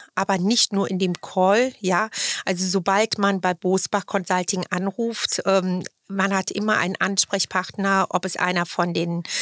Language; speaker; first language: German; native; German